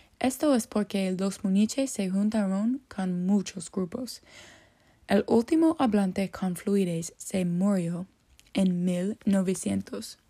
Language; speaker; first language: Spanish; non-native, learner; English